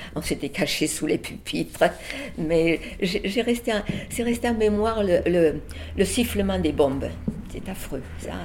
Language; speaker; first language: French; early bilingual, other home language; Spanish